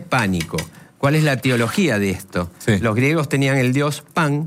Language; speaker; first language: Spanish; native; Spanish